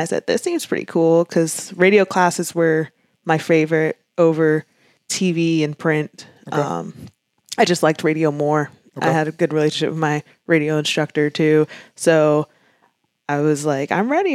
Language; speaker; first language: English; native; English